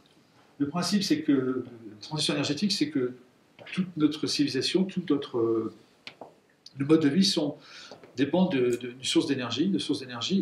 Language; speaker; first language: French; native; French